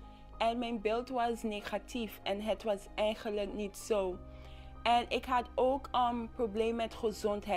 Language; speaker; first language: Dutch; non-native, local second language; English